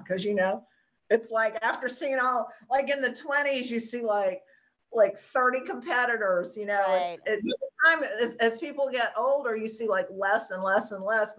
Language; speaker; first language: English; native; English